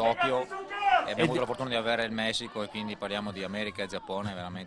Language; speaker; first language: Italian; native; Italian